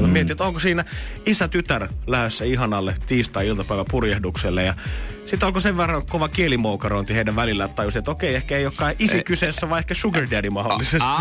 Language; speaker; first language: Finnish; native; Finnish